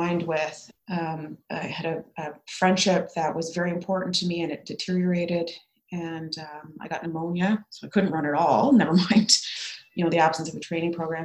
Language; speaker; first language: English; native; English